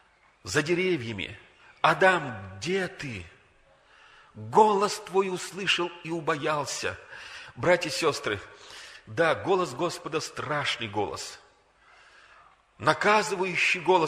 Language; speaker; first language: Russian; native; Russian